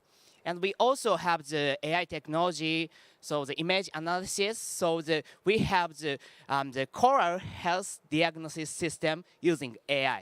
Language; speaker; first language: English; non-native, learner; Japanese